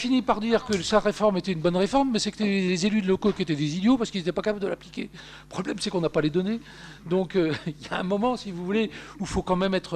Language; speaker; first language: French; native; French